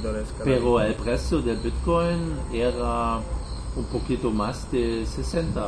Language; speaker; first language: Spanish; non-native, learner; German